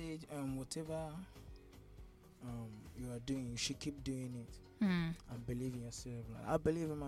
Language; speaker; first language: English; non-native, local second language; Igbo